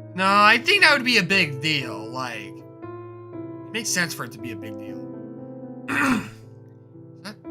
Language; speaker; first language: English; native; English